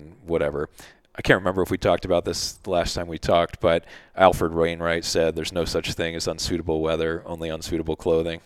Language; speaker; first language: English; native; English